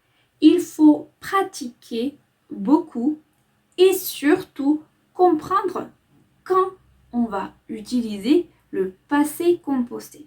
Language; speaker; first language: French; non-native, fluent; Spanish